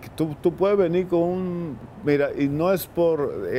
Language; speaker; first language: Spanish; native; Spanish